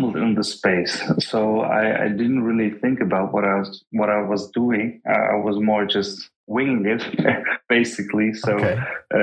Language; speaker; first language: English; non-native, fluent; German